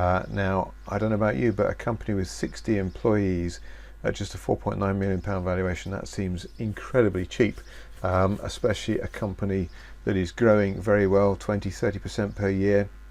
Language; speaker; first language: English; native; English